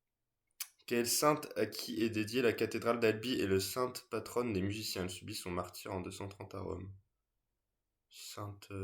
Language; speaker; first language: French; native; French